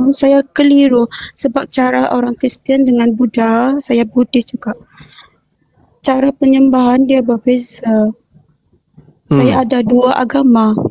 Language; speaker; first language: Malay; non-native, local second language; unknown